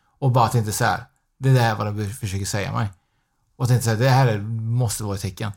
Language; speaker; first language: Swedish; native; Swedish